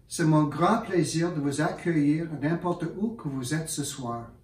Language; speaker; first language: French; non-native, local second language; English